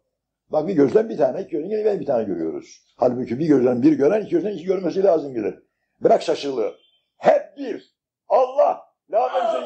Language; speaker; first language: Turkish; native; Turkish